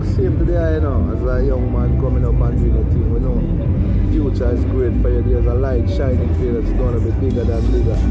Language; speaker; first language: English; non-native, local second language; Jamaican Creole English